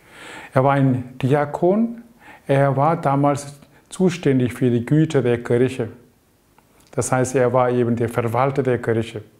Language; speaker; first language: German; non-native, fluent; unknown